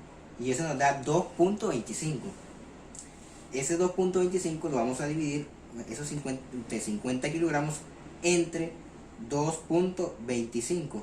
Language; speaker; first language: Spanish; native; Spanish